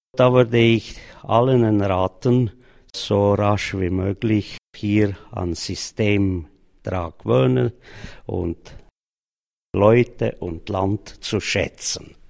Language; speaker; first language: German; non-native, fluent; Slovenian